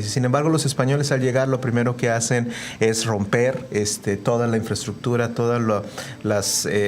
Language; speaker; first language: Spanish; native; Spanish